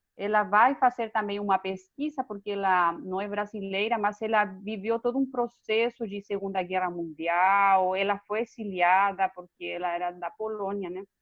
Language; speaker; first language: Portuguese; non-native, fluent; Spanish